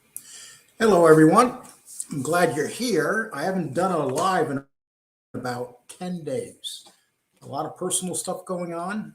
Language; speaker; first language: English; native; English